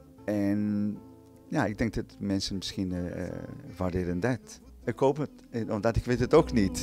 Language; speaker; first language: Dutch; non-native, fluent; Portuguese